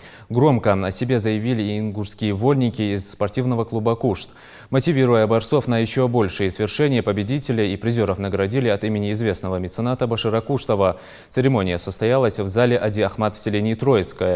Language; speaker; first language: Russian; native; Russian